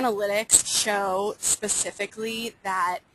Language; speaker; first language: English; native; English